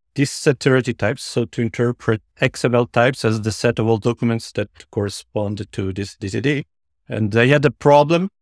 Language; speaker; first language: English; non-native, fluent; Italian